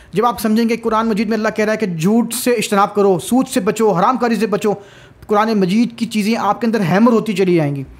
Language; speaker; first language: Urdu; native; Urdu